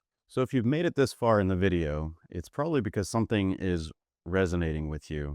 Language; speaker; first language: English; native; English